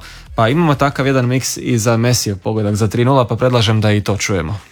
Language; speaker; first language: Serbian; native; Serbian